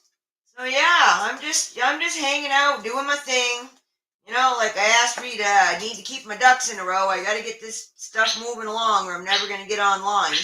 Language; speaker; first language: English; native; English